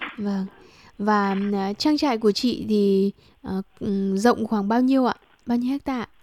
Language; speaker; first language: Vietnamese; native; Vietnamese